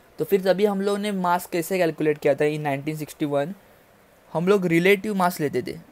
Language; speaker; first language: Hindi; native; Hindi